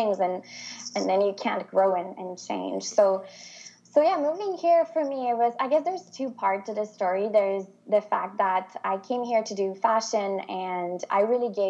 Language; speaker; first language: English; non-native, fluent; French